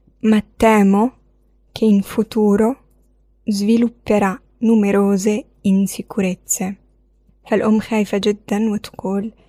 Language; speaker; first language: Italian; non-native, fluent; Arabic